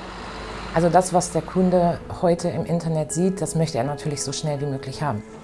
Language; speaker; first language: German; native; German